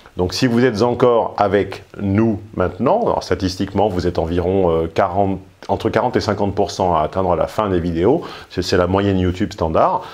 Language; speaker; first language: French; native; French